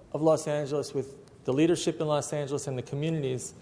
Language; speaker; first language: English; native; English